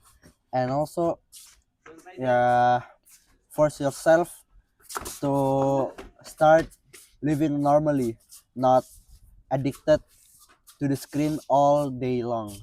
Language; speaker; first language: English; non-native, fluent; Indonesian